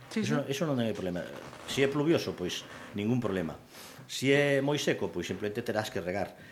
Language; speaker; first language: Galician; native; Galician